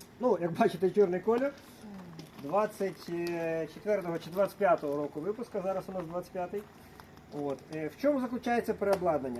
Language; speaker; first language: Ukrainian; non-native, local second language; Russian